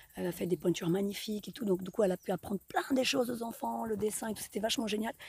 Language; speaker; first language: French; non-native, fluent; Portuguese